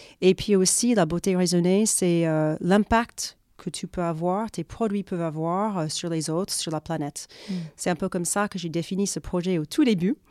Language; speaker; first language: French; non-native, fluent; English